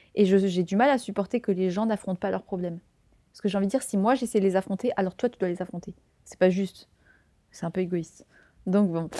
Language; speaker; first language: French; native; French